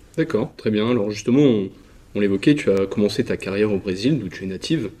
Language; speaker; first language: French; native; French